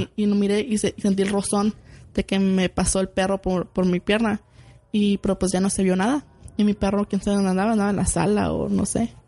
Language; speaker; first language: Spanish; early bilingual, heritage; Spanish